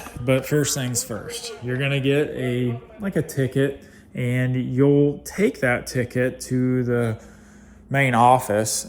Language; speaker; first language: English; native; English